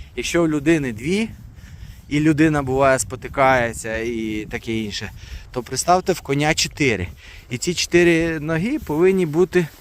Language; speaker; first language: Ukrainian; non-native, local second language; Russian